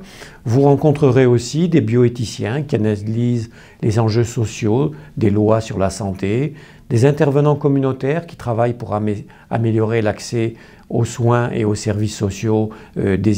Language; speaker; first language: French; native; French